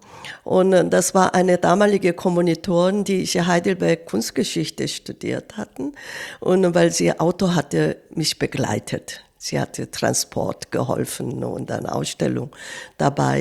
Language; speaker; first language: German; non-native, fluent; Korean